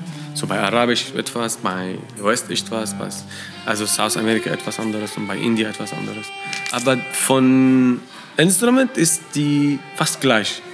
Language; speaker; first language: German; non-native, learner; Arabic